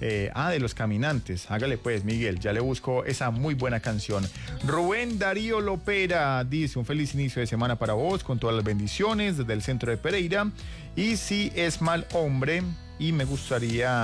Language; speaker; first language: Spanish; native; Spanish